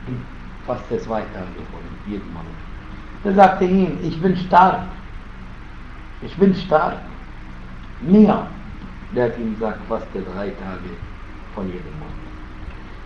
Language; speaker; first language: German; non-native, fluent; Arabic